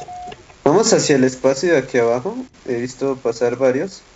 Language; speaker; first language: Spanish; native; Spanish